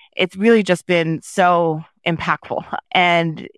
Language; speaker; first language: English; early bilingual, other home language; Haitian Creole